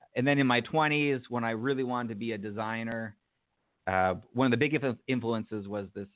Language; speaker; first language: English; native; English